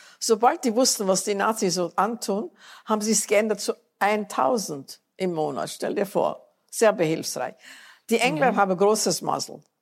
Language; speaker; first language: German; native; German